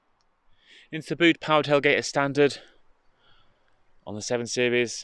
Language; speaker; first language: English; native; English